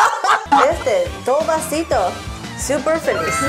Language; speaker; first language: Spanish; non-native, learner; Korean